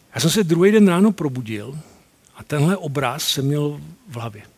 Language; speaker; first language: Czech; native; Czech